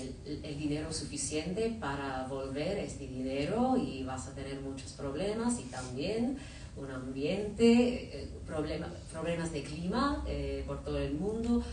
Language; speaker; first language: Spanish; non-native, fluent; English